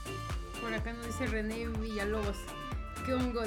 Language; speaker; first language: Spanish; native; Spanish